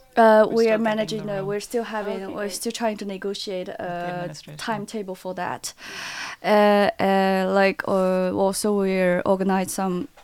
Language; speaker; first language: English; non-native, learner; Chinese